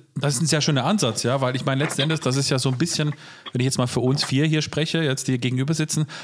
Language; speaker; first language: German; native; German